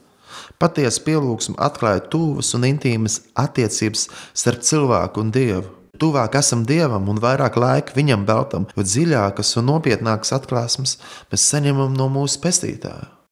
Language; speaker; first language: Latvian; native; Latvian